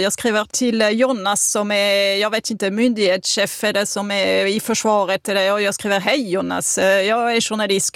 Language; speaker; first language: Swedish; non-native, fluent; French